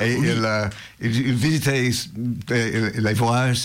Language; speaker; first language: French; non-native, learner; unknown